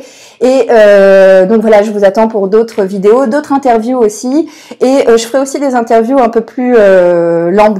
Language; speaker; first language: French; native; French